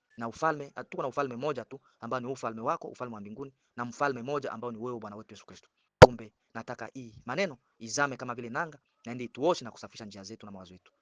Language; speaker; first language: Swahili; native; Swahili